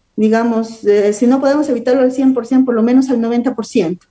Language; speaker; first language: Spanish; native; Spanish